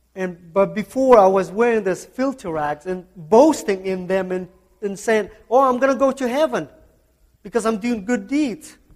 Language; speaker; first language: English; non-native, fluent; Kazakh